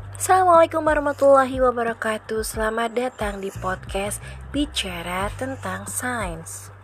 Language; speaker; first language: Indonesian; native; Indonesian